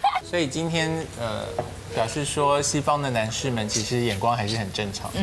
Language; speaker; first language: Chinese; native; Chinese